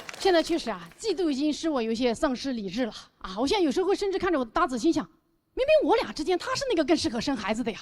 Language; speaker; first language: Chinese; native; Chinese